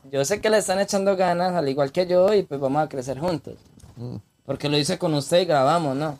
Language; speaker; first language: Spanish; native; Spanish